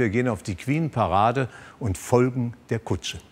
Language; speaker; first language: German; native; German